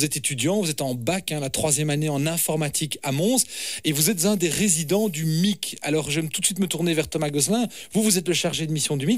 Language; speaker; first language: French; native; French